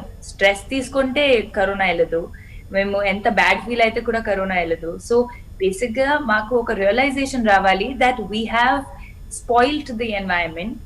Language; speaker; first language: Telugu; non-native, local second language; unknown